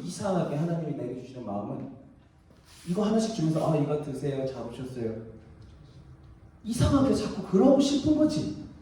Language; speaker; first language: Korean; native; Korean